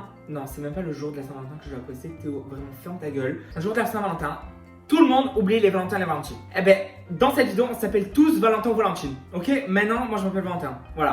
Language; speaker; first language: French; native; French